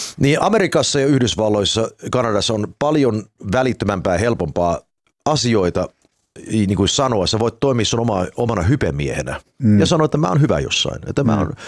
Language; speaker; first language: Finnish; early bilingual, heritage; Finnish